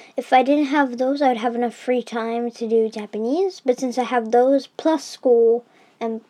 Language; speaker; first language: English; early bilingual, heritage; English